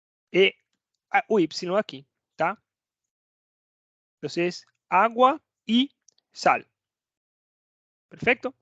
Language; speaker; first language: Portuguese; non-native, fluent; Spanish